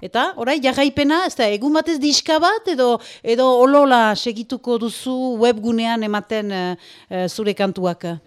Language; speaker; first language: Basque; native; Basque